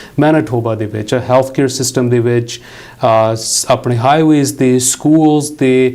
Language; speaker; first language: Punjabi; early bilingual, heritage; Punjabi